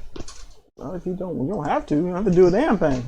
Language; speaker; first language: English; native; English